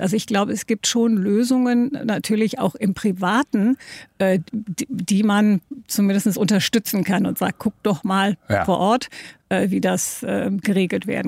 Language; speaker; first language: German; native; German